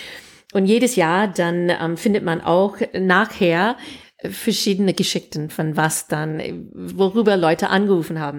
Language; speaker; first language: German; non-native, fluent; English